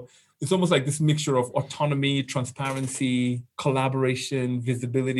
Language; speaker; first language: English; non-native, local second language; Shona